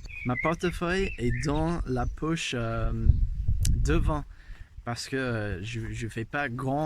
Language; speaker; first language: French; non-native, fluent; English